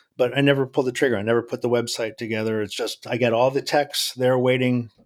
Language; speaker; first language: English; native; English